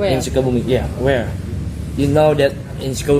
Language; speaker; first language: English; non-native, learner; Indonesian